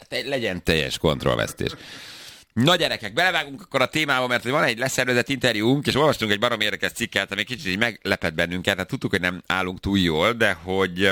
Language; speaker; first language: Hungarian; native; Hungarian